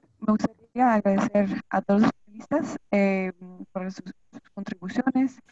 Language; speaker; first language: Spanish; non-native, fluent; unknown